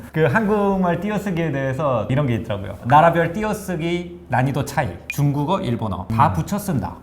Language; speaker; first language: Korean; native; Korean